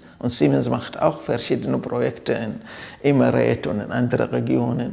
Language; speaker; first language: German; non-native, fluent; Arabic